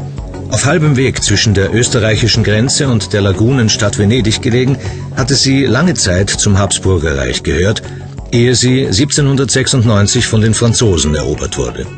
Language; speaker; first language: German; native; German